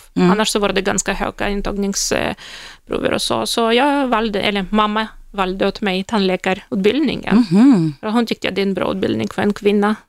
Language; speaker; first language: Swedish; non-native, fluent; Russian